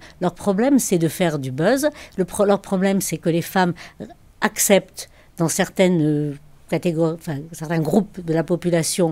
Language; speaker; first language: French; native; French